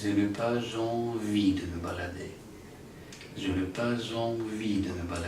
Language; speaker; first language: French; non-native, learner; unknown